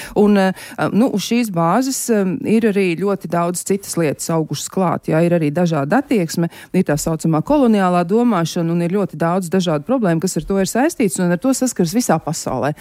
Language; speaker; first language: Latvian; native; Latvian